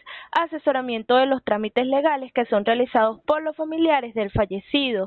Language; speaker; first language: Spanish; native; Spanish